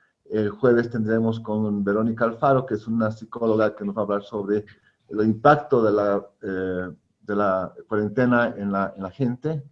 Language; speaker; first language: Spanish; native; Spanish